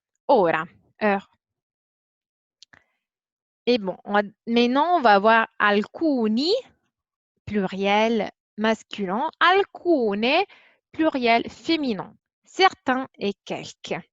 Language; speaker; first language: French; non-native, fluent; Italian